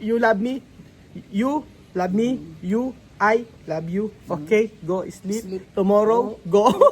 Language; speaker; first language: English; non-native, learner; Filipino